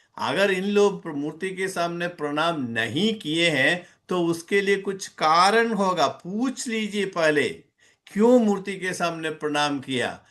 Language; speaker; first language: Hindi; non-native, local second language; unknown